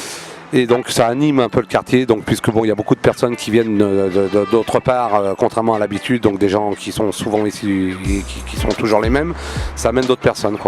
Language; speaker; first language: French; native; French